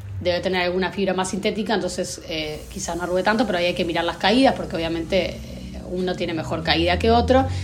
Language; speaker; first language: Spanish; native; Spanish